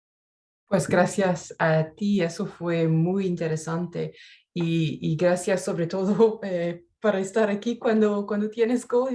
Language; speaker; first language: Spanish; non-native, fluent; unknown